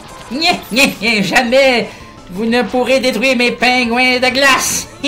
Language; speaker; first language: French; native; French